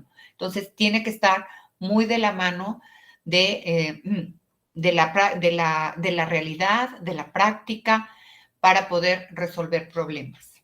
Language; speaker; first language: Spanish; native; Spanish